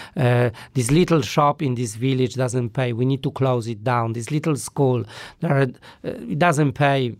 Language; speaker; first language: English; non-native, fluent; Polish